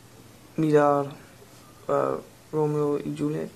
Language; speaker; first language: Spanish; non-native, learner; English